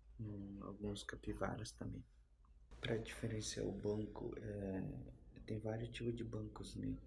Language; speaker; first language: Portuguese; non-native, local second language; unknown